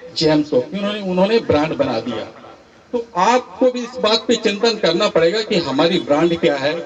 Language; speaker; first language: Hindi; native; Hindi